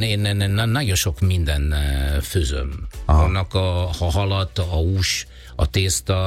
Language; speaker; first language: Hungarian; non-native, fluent; Italian